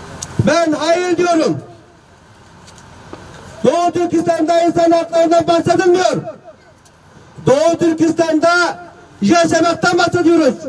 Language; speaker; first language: Turkish; non-native, fluent; Uyghur